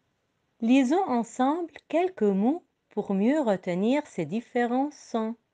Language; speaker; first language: French; non-native, local second language; Arabic